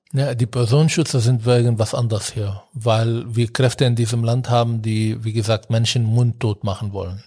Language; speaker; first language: German; non-native, fluent; Arabic